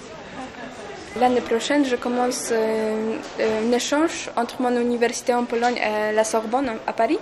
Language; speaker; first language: French; non-native, fluent; Polish